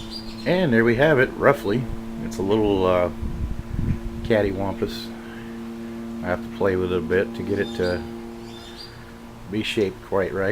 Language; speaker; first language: English; native; English